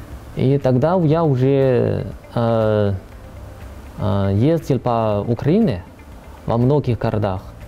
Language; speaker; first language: Russian; non-native, learner; Chinese